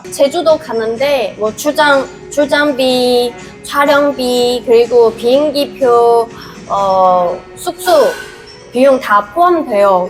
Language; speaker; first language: Korean; non-native, fluent; Chinese